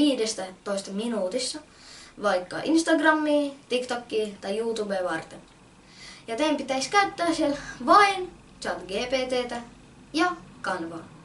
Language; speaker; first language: Finnish; non-native, fluent; Russian